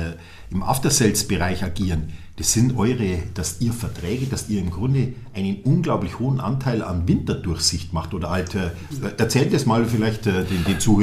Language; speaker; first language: German; native; German